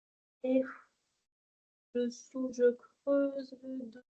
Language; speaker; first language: French; native; French